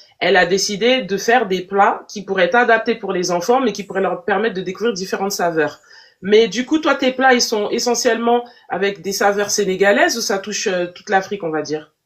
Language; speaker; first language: French; native; French